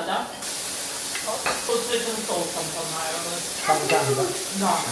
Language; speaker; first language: Russian; native; Russian